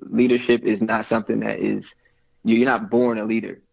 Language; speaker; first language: English; native; English